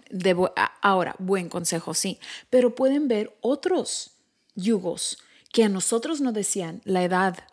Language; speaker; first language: Spanish; early bilingual, heritage; Spanish